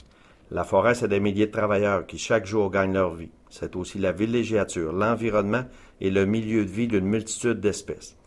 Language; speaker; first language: French; native; French